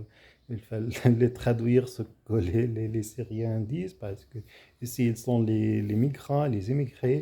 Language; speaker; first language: French; non-native, fluent; Arabic